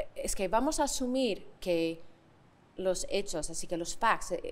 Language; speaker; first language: Spanish; non-native, fluent; English